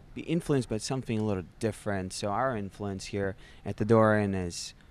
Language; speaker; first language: English; non-native, fluent; Russian